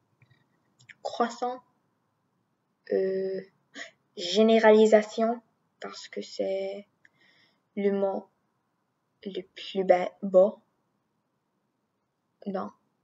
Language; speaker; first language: French; non-native, learner; English